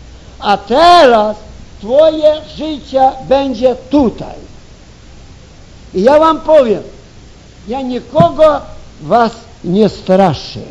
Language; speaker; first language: Polish; early bilingual, heritage; Ukrainian